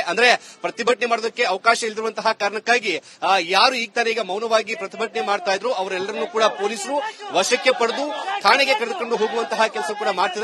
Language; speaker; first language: Kannada; native; Kannada